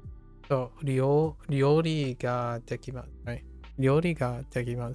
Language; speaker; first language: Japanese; non-native, learner; English